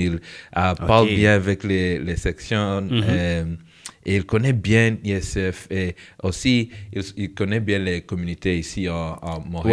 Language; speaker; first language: French; non-native, learner; English